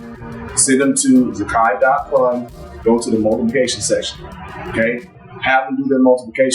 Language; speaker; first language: English; native; English